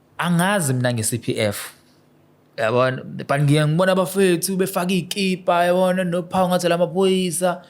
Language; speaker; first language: Zulu; native; Zulu